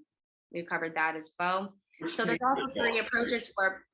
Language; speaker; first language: English; native; English